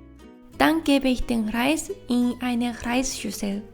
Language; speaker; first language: German; non-native, fluent; Japanese